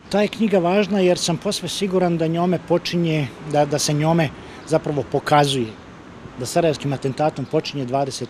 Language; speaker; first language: Croatian; native; Croatian